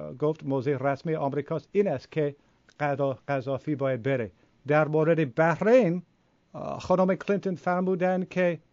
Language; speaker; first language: Persian; non-native, fluent; English